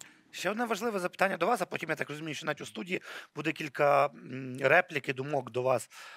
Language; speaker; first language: Ukrainian; native; Ukrainian